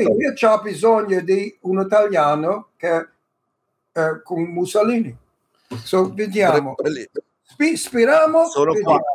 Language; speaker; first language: Italian; early bilingual, heritage; English